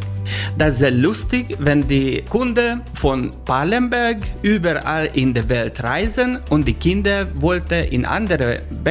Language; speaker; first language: German; non-native, learner; Hungarian